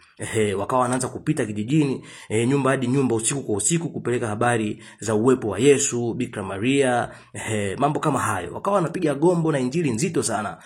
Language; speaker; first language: Swahili; native; Swahili